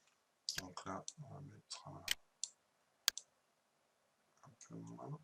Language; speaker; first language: French; native; French